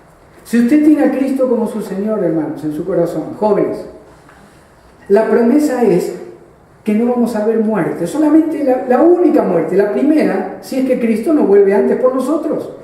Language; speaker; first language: Spanish; native; Spanish